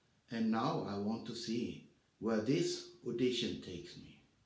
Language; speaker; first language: English; non-native, fluent; Swedish